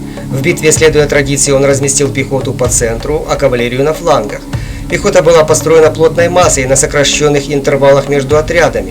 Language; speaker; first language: Russian; native; Russian